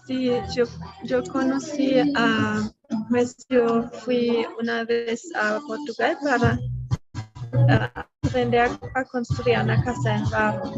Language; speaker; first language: Spanish; non-native, fluent; German